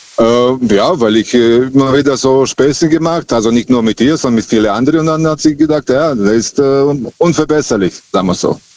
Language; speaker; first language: German; non-native, fluent; Serbian